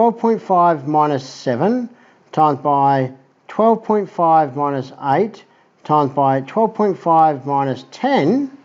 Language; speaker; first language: English; native; English